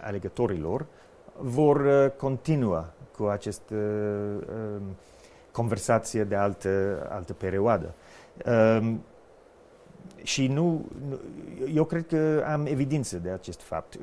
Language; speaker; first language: Romanian; non-native, fluent; English